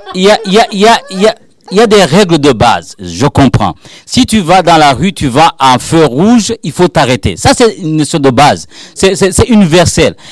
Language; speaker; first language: French; non-native, local second language; Rundi